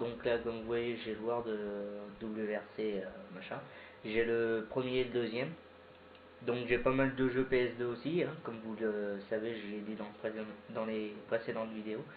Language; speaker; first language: French; native; French